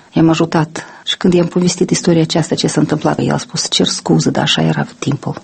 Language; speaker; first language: Romanian; non-native, local second language; Russian